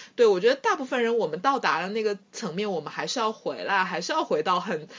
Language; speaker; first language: Chinese; native; Chinese